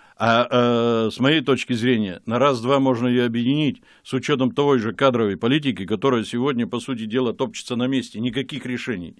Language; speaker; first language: Russian; native; Russian